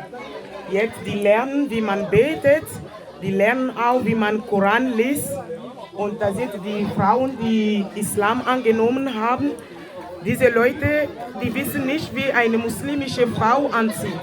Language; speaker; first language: German; non-native, fluent; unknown